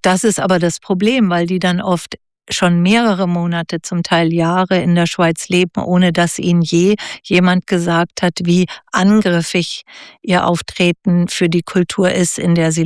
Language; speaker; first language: German; native; German